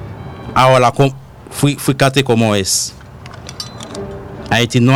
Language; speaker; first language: Spanish; non-native, learner; Haitian Creole